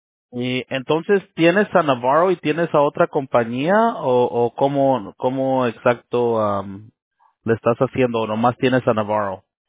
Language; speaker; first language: Spanish; early bilingual, heritage; Spanish